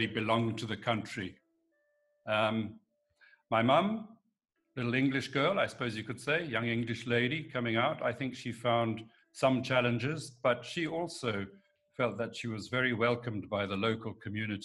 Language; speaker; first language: English; native; English